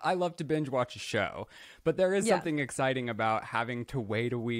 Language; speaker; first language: English; native; English